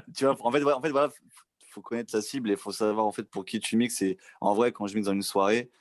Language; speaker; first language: French; native; French